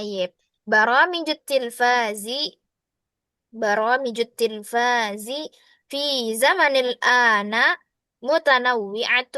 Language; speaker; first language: Arabic; non-native, fluent; Indonesian